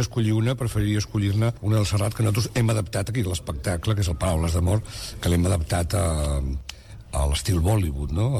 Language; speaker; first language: Catalan; native; Catalan